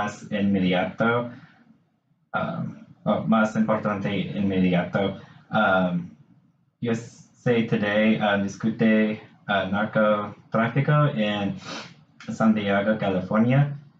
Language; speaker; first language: Spanish; non-native, learner; English